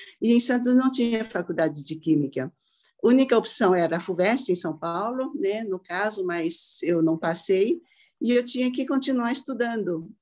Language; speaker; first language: Portuguese; early bilingual, other home language; Cantonese